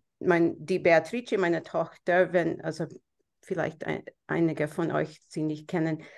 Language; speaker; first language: German; non-native, fluent; English